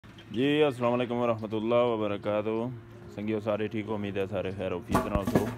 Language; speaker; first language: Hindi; non-native, local second language; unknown